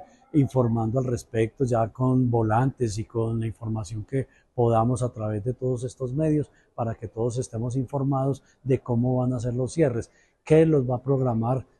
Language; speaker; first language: Spanish; native; Spanish